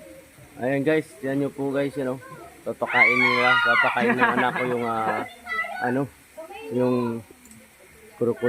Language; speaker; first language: Filipino; native; Filipino